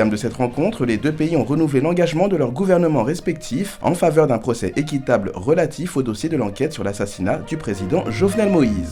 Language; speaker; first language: French; non-native, local second language; Haitian Creole